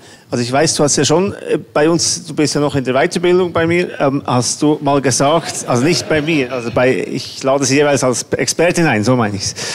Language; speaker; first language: German; native; German